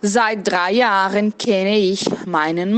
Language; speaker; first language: German; non-native, fluent; Portuguese